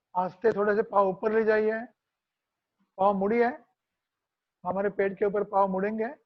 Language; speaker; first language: Hindi; non-native, local second language; Marathi